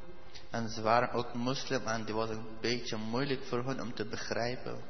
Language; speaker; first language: Dutch; non-native, learner; Persian